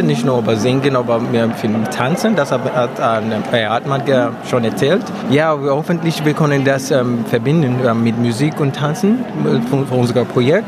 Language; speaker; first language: German; non-native, learner; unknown